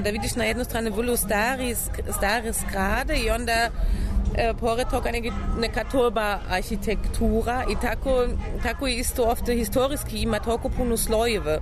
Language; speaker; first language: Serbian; non-native, learner; German